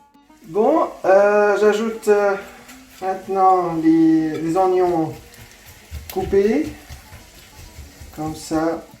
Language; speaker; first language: French; non-native, fluent; Arabic